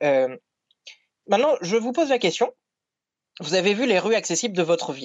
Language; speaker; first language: French; native; French